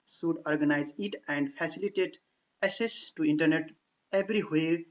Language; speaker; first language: English; non-native, local second language; Nepali